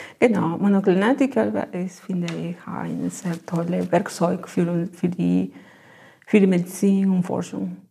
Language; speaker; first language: German; non-native, fluent; Spanish